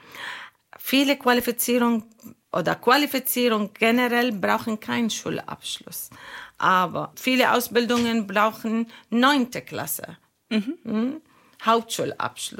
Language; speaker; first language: German; non-native, learner; Arabic